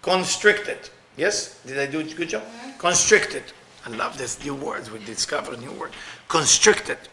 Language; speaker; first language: English; non-native, fluent; Hebrew